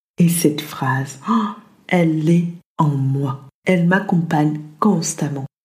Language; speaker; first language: French; early bilingual, other home language; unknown